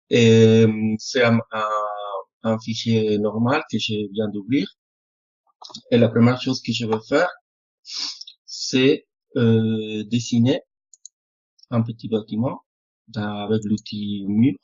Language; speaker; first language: French; non-native, fluent; Spanish